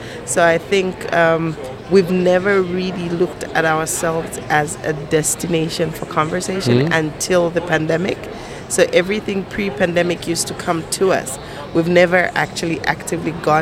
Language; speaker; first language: English; non-native, local second language; Bemba